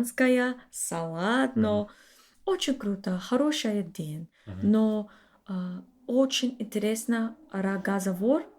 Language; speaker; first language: Russian; non-native, learner; English